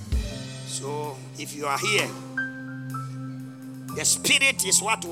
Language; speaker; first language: English; non-native, local second language; Akan